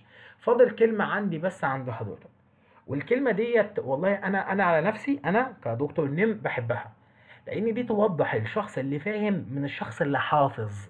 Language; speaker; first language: Arabic; native; Arabic